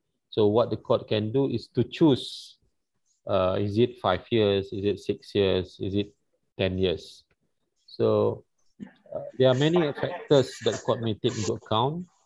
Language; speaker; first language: English; non-native, local second language; Malay